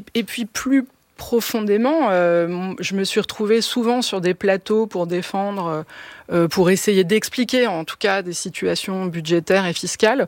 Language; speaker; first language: French; native; French